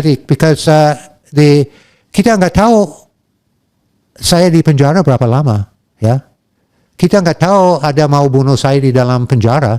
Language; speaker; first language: Indonesian; non-native, learner; English